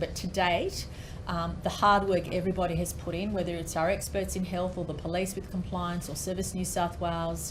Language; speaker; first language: English; native; English